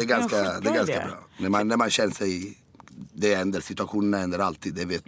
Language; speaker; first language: Swedish; non-native, fluent; Italian